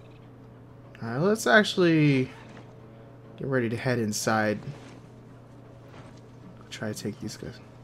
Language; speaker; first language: English; native; English